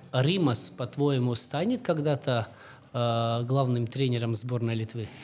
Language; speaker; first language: Russian; non-native, local second language; Latvian